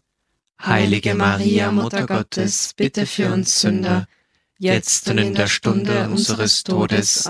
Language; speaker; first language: German; native; German